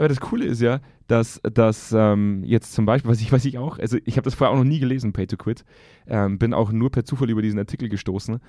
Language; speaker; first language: German; native; German